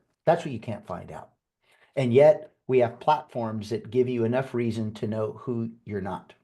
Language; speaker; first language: English; native; English